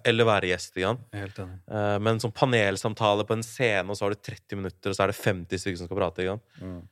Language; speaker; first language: Norwegian; early bilingual, other home language; Urdu